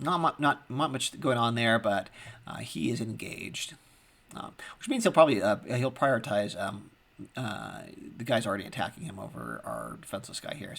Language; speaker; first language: English; native; English